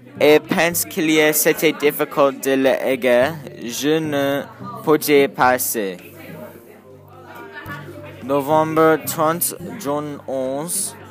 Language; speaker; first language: French; non-native, learner; English